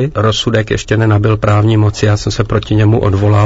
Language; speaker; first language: Czech; native; Czech